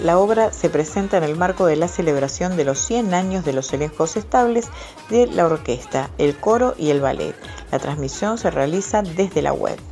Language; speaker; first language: Spanish; native; Spanish